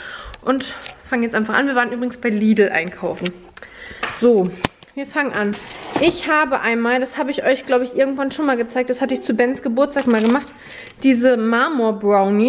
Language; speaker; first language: German; native; German